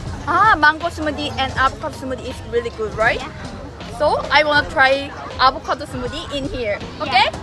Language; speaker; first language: English; non-native, learner; Korean